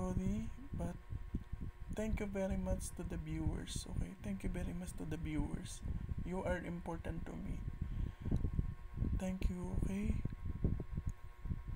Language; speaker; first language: English; non-native, learner; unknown